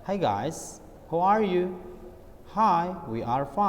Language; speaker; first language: English; non-native, learner; Indonesian